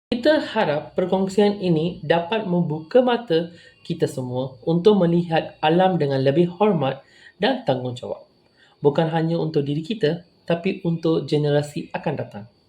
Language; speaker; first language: Malay; non-native, local second language; Tamil